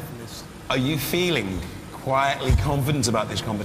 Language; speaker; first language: English; native; English